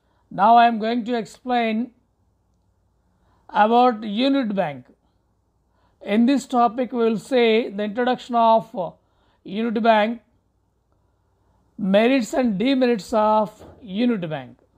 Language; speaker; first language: English; non-native, local second language; Telugu